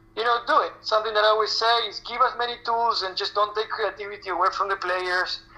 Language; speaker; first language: English; non-native, fluent; Spanish